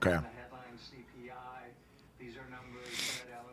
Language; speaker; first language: English; native; English